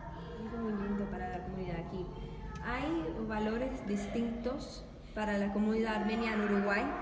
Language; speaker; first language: Spanish; non-native, learner; English